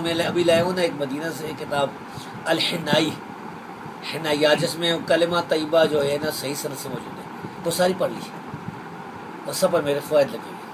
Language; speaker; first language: Urdu; non-native, local second language; Pashto